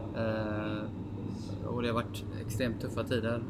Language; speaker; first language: Swedish; native; Swedish